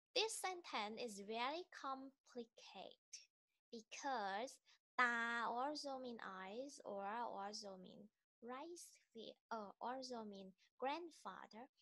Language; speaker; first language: English; non-native, fluent; Thai